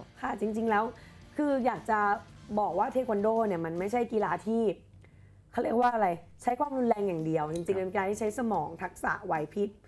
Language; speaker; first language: Thai; native; Thai